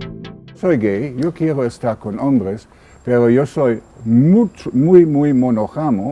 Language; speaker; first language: Spanish; non-native, learner; German